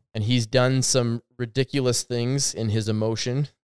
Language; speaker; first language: English; native; English